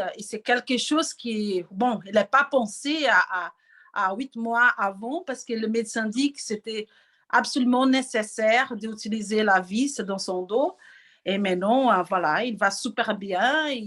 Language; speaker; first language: French; non-native, learner; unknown